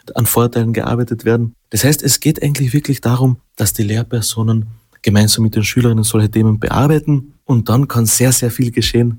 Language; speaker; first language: German; non-native, local second language; Slovenian